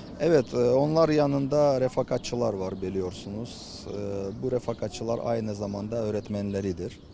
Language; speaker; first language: Turkish; non-native, fluent; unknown